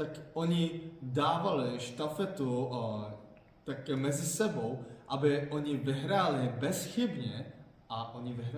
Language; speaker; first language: Czech; non-native, fluent; Korean